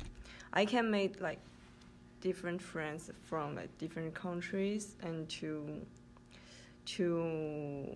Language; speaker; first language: English; non-native, learner; Chinese